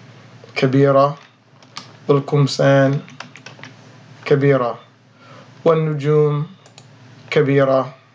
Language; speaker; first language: Arabic; non-native, fluent; English